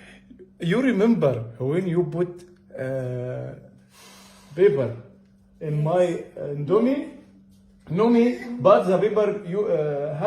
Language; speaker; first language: English; non-native, learner; Arabic